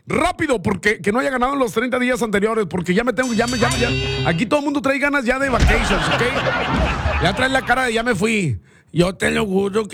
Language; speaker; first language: Spanish; native; Spanish